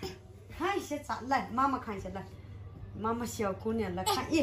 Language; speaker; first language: Chinese; non-native, learner; Nepali